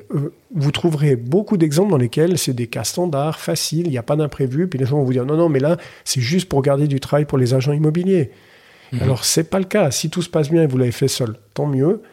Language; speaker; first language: French; native; French